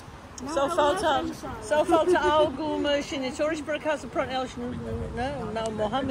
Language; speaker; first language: Portuguese; non-native, learner; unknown